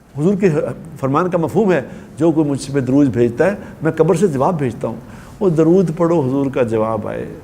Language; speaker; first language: Urdu; non-native, local second language; Punjabi